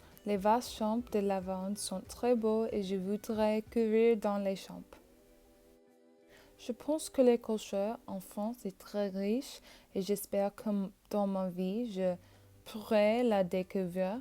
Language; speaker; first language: French; non-native, learner; English